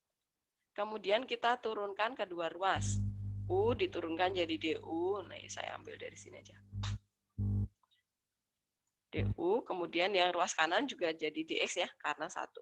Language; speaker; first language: Indonesian; native; Indonesian